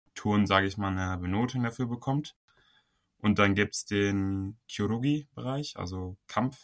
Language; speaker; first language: German; native; German